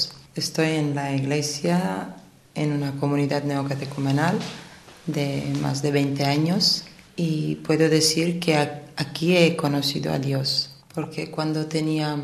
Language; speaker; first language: Spanish; non-native, fluent; Armenian